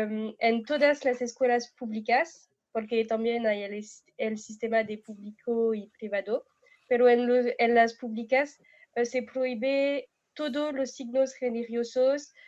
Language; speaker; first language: Spanish; non-native, fluent; French